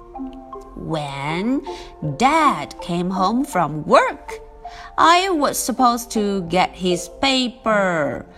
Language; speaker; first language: English; non-native, fluent; Chinese